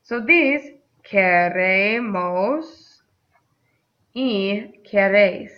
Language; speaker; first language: Spanish; non-native, fluent; English